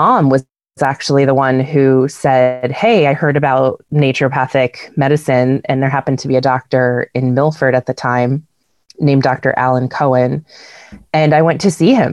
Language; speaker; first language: English; native; English